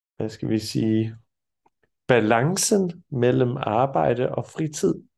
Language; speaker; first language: Danish; non-native, fluent; French